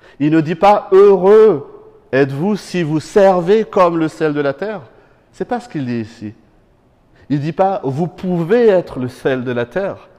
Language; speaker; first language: French; non-native, local second language; Malagasy